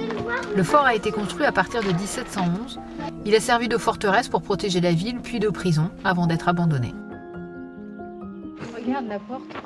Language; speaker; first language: French; native; French